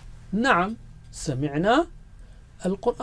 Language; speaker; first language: Arabic; non-native, fluent; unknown